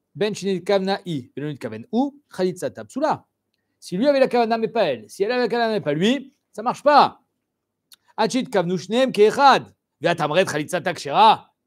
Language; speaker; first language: French; native; French